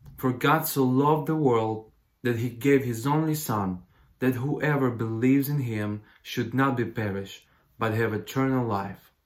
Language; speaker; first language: English; non-native, fluent; Ukrainian